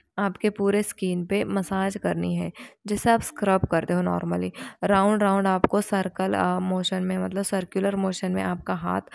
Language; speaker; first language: Hindi; non-native, local second language; Marathi